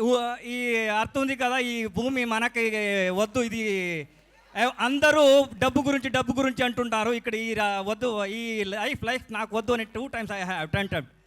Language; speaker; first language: Telugu; non-native, learner; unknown